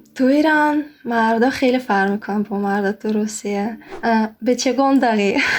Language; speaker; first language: Persian; non-native, fluent; Russian